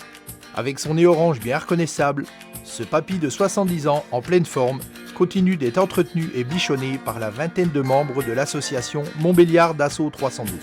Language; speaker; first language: French; native; French